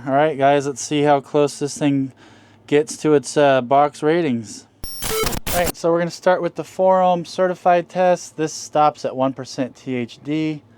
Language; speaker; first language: English; native; English